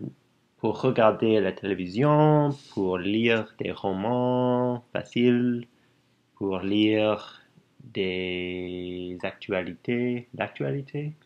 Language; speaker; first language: French; non-native, learner; English